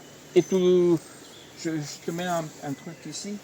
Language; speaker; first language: French; non-native, fluent; Persian